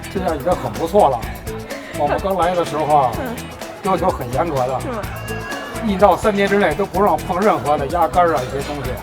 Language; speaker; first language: Chinese; native; Chinese